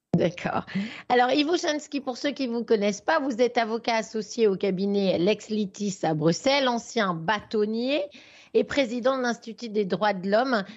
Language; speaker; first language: French; native; French